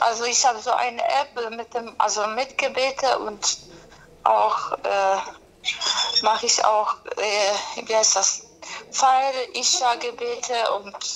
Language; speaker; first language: German; early bilingual, other home language; Polish